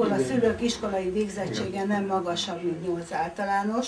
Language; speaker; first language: Hungarian; native; Hungarian